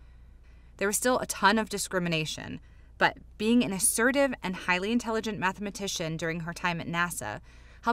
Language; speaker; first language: English; native; English